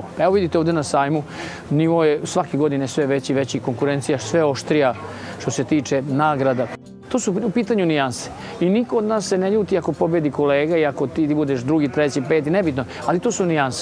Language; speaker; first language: Serbian; native; Serbian